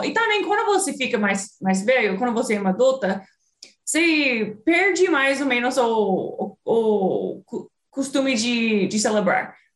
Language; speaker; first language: Portuguese; non-native, fluent; English